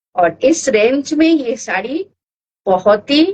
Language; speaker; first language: Hindi; non-native, local second language; Bangla